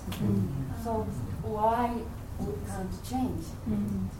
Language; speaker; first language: English; non-native, learner; Japanese